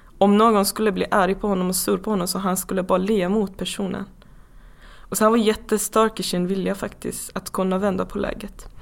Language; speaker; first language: Swedish; non-native, fluent; Persian